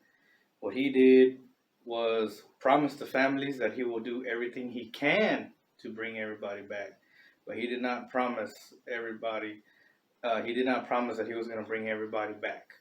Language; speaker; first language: English; native; English